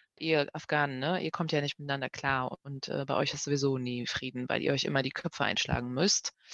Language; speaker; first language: German; early bilingual, other home language; Persian